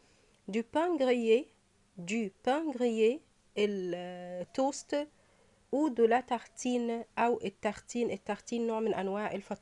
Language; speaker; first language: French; non-native, fluent; Arabic